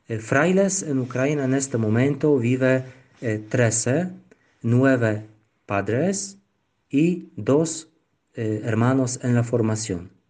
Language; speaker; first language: Spanish; non-native, learner; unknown